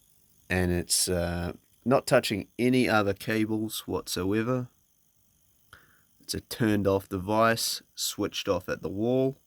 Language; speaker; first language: English; native; English